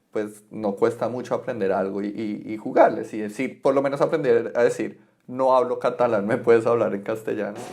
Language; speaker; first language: Spanish; native; Spanish